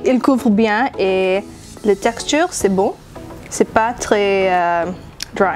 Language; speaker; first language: French; non-native, learner; English